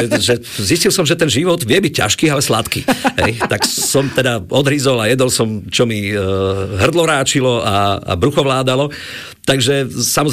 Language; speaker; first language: Slovak; native; Slovak